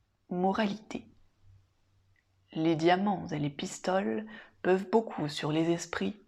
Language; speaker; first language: French; native; French